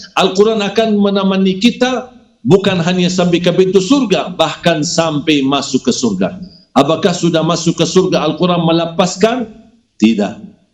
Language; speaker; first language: Malay; non-native, fluent; Arabic